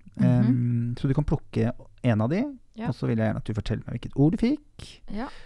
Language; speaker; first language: Norwegian; native; Norwegian